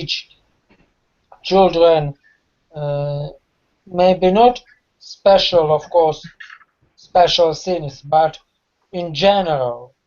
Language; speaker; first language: English; non-native, learner; Russian